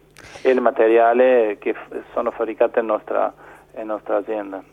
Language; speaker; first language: Italian; non-native, fluent; Spanish